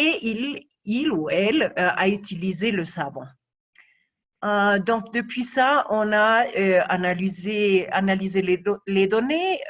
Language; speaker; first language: French; non-native, fluent; Spanish